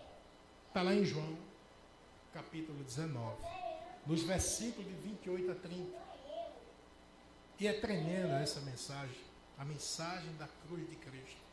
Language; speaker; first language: Portuguese; native; Portuguese